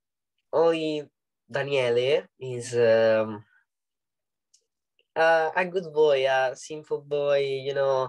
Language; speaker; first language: English; non-native, learner; Italian